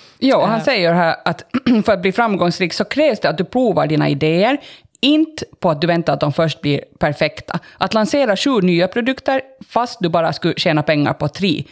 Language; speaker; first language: Swedish; native; Swedish